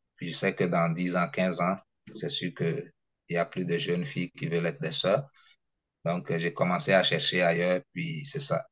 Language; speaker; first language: French; non-native, local second language; Ewe